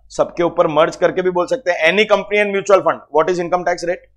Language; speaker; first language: Hindi; native; Hindi